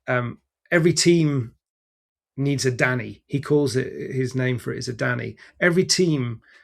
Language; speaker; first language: English; native; English